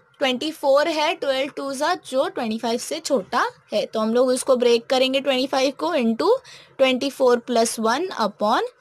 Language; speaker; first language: Hindi; non-native, local second language; Marathi